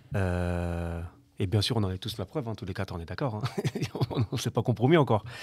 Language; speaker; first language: French; native; French